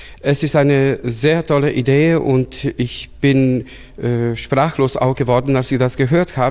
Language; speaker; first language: German; non-native, fluent; Serbian